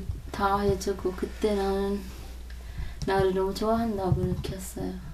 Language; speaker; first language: Korean; non-native, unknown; Sinhala